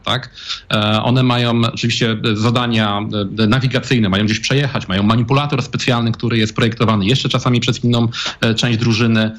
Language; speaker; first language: Polish; native; Polish